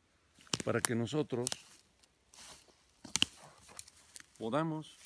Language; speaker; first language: Spanish; native; Spanish